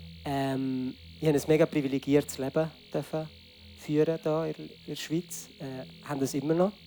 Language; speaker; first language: German; early bilingual, other home language; Arabic